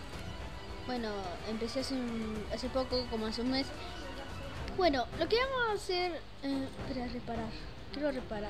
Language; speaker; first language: Spanish; native; Spanish